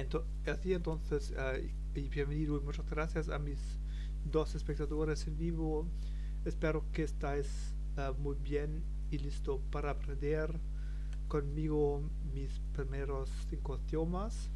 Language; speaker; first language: Spanish; non-native, learner; German